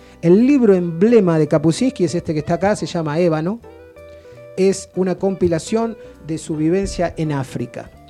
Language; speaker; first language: Spanish; native; Spanish